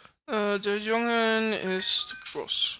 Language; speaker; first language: German; non-native, learner; English